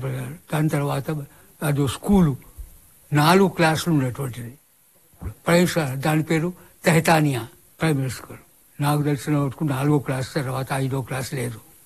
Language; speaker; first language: Telugu; non-native, local second language; Marathi